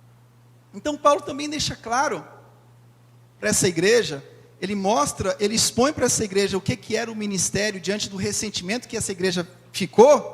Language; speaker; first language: Portuguese; native; Portuguese